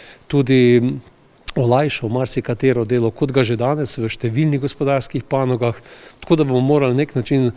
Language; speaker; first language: Slovenian; native; Slovenian